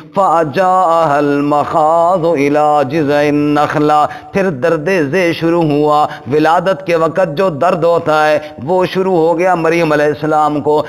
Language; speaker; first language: Urdu; non-native, local second language; Punjabi